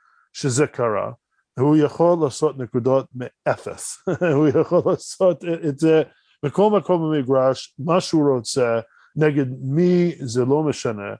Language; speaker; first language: Hebrew; non-native, fluent; English